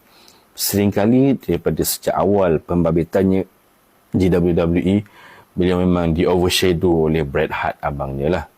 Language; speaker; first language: Malay; native; Malay